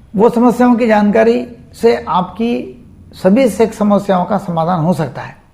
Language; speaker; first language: Hindi; non-native, local second language; Marathi